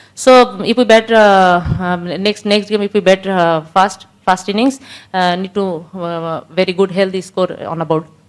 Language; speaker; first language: English; non-native, learner; Bangla